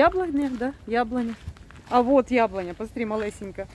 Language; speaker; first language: Russian; native; Russian